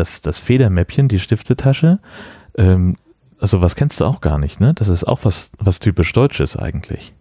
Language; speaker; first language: German; native; German